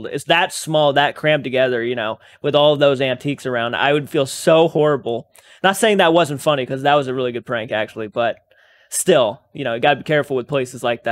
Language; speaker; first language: English; native; English